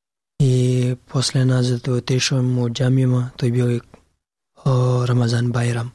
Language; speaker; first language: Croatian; non-native, learner; Pashto